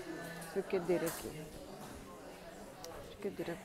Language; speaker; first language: Italian; non-native, learner; Portuguese